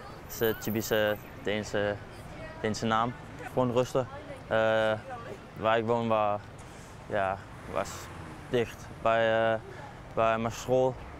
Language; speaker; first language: Dutch; non-native, learner; Danish